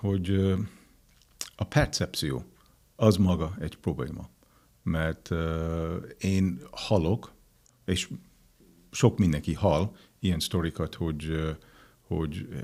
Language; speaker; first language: Hungarian; non-native, fluent; English